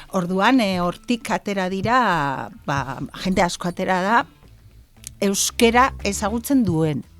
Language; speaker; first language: Basque; non-native, local second language; Spanish